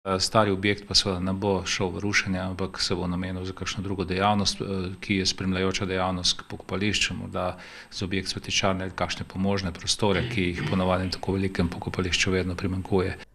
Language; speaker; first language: Slovenian; native; Slovenian